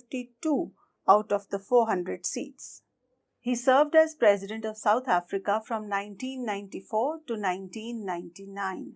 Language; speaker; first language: English; non-native, local second language; Hindi